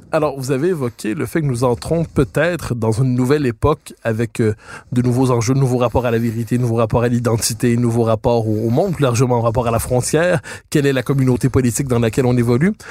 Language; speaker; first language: French; native; French